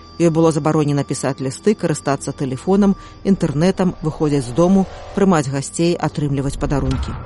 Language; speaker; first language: Belarusian; native; Belarusian